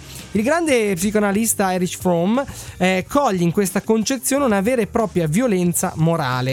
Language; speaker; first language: Italian; native; Italian